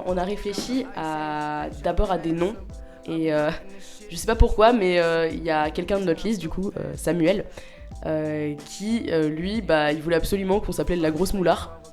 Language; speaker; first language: French; native; French